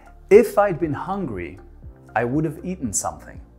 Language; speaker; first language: English; native; English